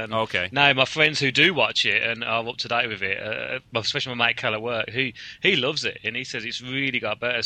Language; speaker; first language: English; native; English